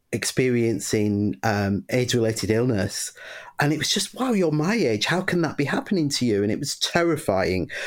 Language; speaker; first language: English; native; English